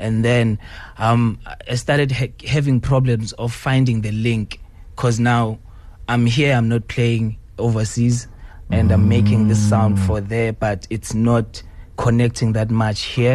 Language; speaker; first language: English; non-native, local second language; Zulu